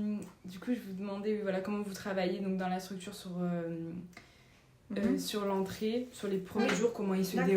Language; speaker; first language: French; native; French